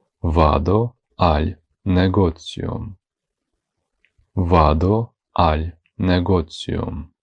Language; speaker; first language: Italian; non-native, fluent; Ukrainian